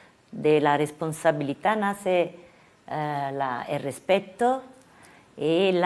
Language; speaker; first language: Spanish; non-native, fluent; Italian